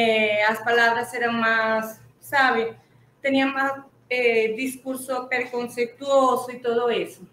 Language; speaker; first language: Portuguese; non-native, fluent; Spanish